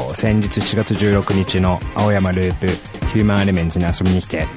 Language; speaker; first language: Japanese; native; Japanese